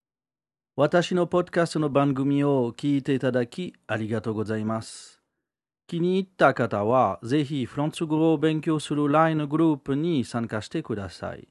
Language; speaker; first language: Japanese; non-native, learner; French